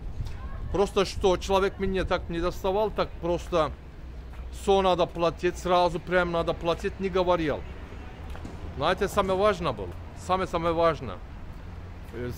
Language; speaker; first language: Russian; non-native, learner; Turkish